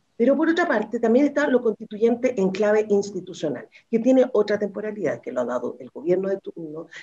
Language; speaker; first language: Spanish; native; Spanish